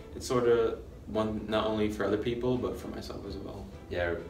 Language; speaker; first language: English; native; English